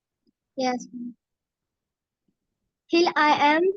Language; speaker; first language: English; non-native, learner; Urdu